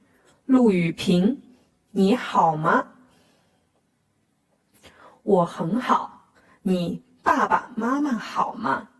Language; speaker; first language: Chinese; non-native, fluent; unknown